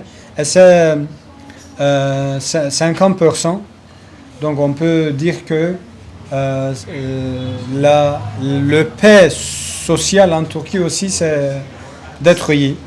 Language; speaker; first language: French; non-native, learner; Kurdish